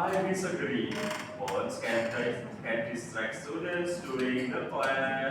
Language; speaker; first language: English; non-native, learner; Indonesian